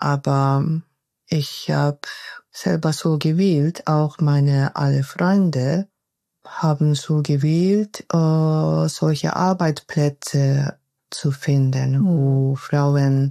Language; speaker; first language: German; non-native, fluent; Japanese